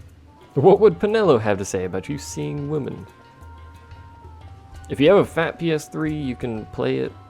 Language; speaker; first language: English; native; English